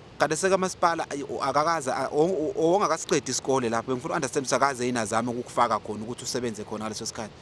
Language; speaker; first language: Zulu; native; Zulu